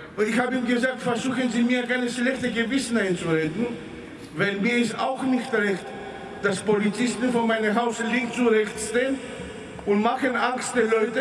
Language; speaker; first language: German; non-native, fluent; Greek